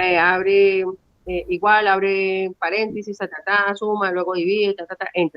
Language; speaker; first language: Spanish; native; Spanish